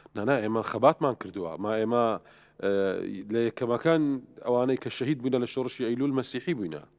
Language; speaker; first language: Central Kurdish; non-native, local second language; Assyrian Neo-Aramaic